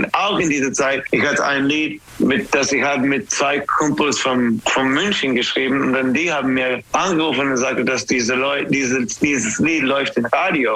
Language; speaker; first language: German; non-native, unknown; English